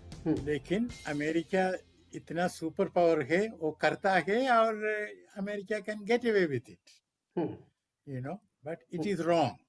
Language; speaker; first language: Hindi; non-native, local second language; Malayalam